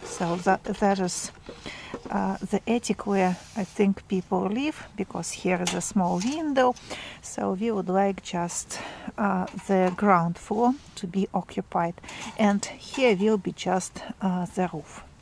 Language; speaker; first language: English; non-native, fluent; Russian